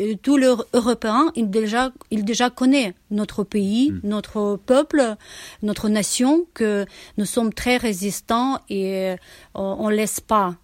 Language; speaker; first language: French; non-native, learner; Ukrainian